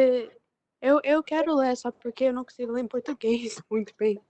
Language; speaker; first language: Portuguese; early bilingual, heritage; English